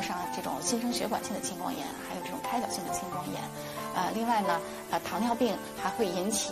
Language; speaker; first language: Chinese; native; Chinese